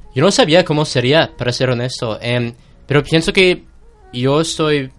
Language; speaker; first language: Spanish; non-native, fluent; English